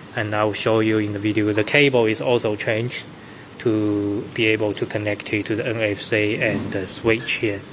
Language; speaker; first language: English; non-native, fluent; Chinese